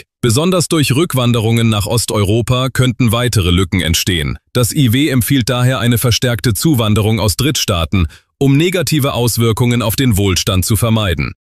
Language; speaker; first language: German; native; German